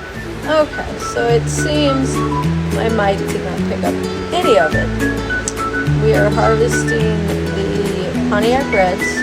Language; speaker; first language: English; native; English